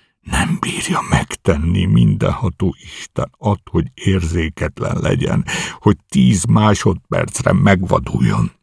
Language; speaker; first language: Hungarian; native; Hungarian